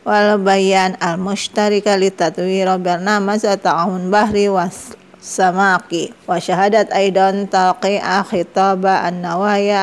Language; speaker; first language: Arabic; non-native, fluent; Indonesian